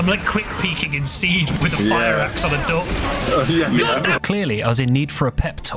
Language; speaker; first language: English; native; English